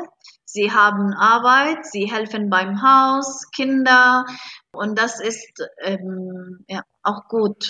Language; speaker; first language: German; non-native, fluent; Arabic